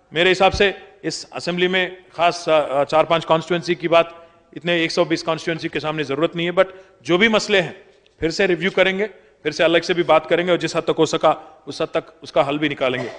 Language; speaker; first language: Hindi; non-native, local second language; Telugu